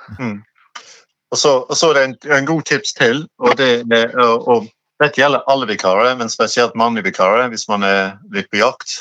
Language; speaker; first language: Norwegian; non-native, fluent; English